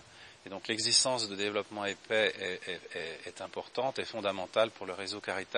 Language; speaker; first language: French; native; French